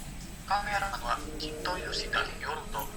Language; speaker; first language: Japanese; non-native, learner; Indonesian